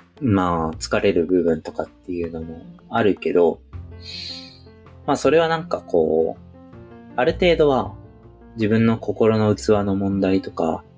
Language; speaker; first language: Japanese; native; Japanese